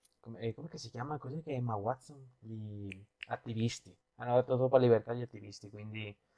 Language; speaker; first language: Italian; non-native, fluent; Spanish